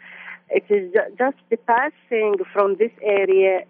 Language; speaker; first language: English; non-native, learner; Arabic